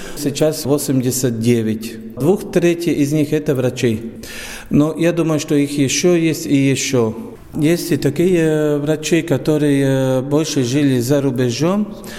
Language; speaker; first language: Russian; non-native, local second language; Latvian